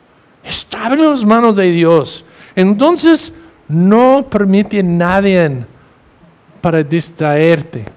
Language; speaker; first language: Spanish; non-native, fluent; English